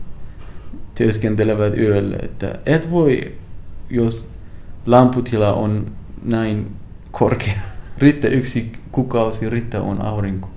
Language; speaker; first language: Finnish; non-native, learner; Arabic